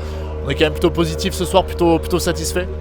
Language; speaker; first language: French; native; French